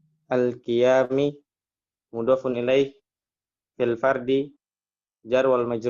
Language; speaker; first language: Arabic; non-native, learner; Indonesian